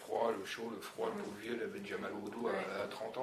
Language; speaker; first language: French; native; French